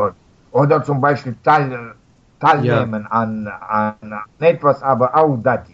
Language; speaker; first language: German; non-native, learner; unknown